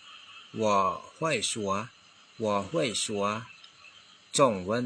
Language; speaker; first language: Chinese; non-native, fluent; Khmer